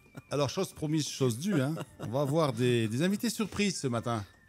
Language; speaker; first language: French; non-native, local second language; Arabic